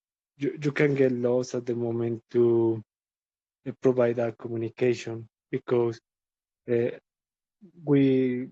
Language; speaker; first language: English; non-native, learner; Spanish